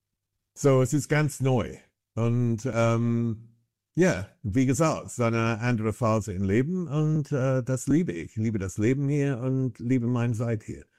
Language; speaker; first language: German; non-native, fluent; English